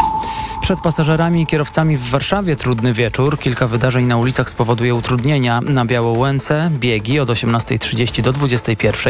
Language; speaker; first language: Polish; native; Polish